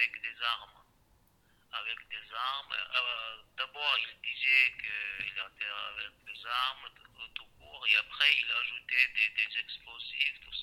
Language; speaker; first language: French; non-native, learner; Chechen